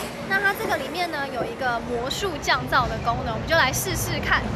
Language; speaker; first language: Chinese; native; Chinese